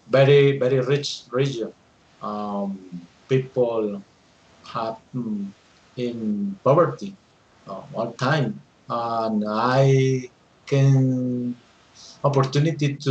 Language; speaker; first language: English; non-native, learner; Spanish